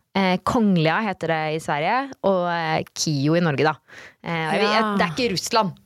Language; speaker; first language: Norwegian; native; Norwegian